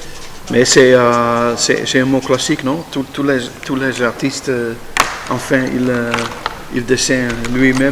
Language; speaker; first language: French; non-native, learner; Dutch